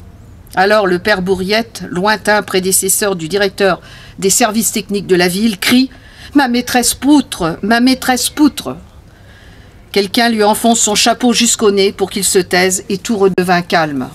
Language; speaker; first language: French; native; French